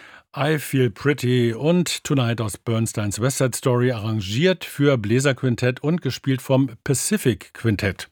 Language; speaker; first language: German; native; German